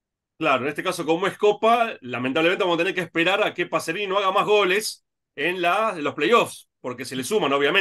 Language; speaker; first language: Spanish; native; Spanish